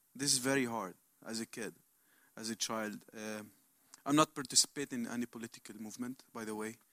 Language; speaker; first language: English; non-native, learner; Arabic